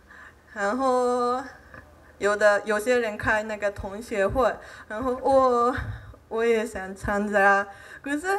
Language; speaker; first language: Chinese; non-native, fluent; Japanese